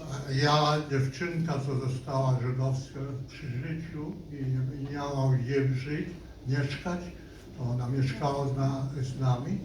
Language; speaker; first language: Polish; non-native, local second language; Yiddish